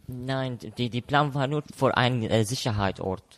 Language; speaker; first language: German; non-native, learner; Arabic